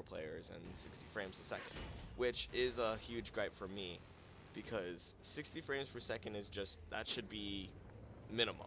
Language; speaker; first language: English; native; English